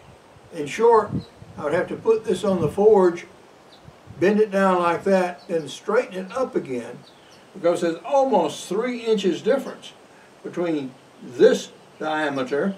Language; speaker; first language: English; native; English